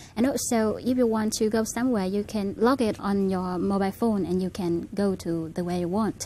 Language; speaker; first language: English; non-native, fluent; Vietnamese